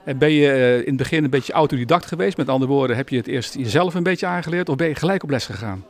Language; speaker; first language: Dutch; native; Dutch